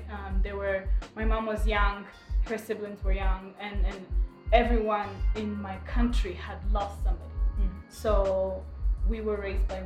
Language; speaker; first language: English; non-native, local second language; Kinyarwanda